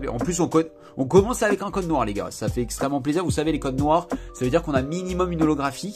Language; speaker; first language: French; native; French